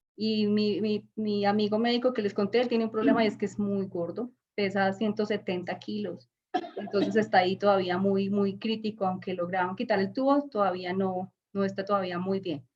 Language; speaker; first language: Spanish; native; Spanish